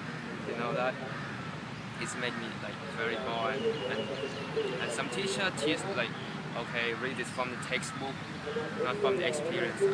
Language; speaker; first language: English; non-native, learner; Thai